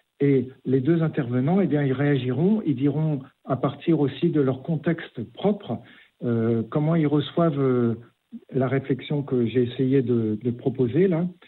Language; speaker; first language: French; native; French